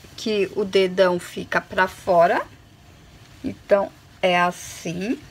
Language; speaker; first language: Portuguese; native; Portuguese